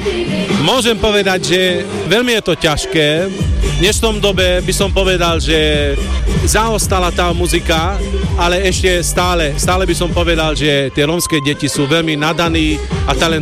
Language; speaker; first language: Slovak; non-native, local second language; Romany